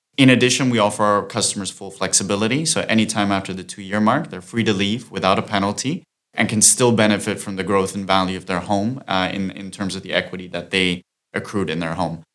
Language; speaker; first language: English; non-native, fluent; German